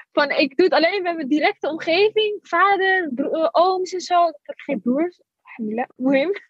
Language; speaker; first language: Dutch; early bilingual, other home language; Arabic